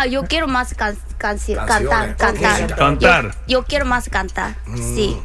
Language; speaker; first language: Spanish; non-native, learner; Korean